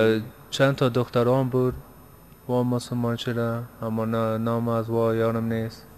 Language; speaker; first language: Persian; early bilingual, heritage; Persian